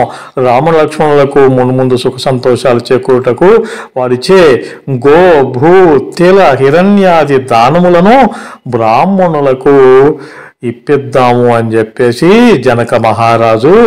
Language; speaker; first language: Telugu; native; Telugu